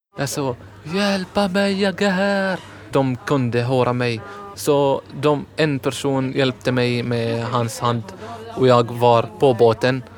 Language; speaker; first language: Swedish; non-native, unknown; Arabic